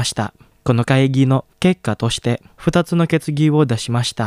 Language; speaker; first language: Japanese; non-native, fluent; Indonesian